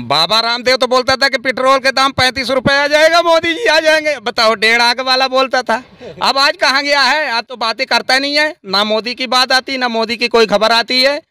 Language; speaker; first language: Hindi; native; Hindi